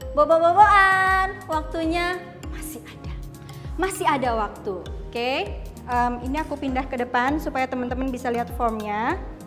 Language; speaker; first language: Indonesian; native; Indonesian